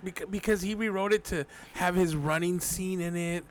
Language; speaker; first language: English; early bilingual, other home language; Spanish